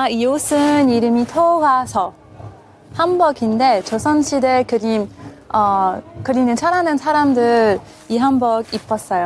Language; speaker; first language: Korean; non-native, fluent; French